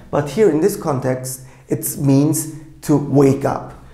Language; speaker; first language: English; non-native, fluent; Turkish